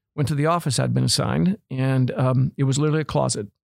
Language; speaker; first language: English; native; English